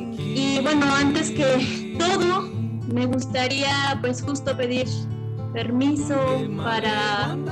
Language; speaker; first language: Spanish; native; Spanish